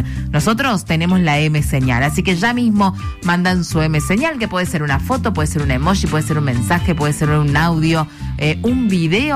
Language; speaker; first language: Spanish; native; Spanish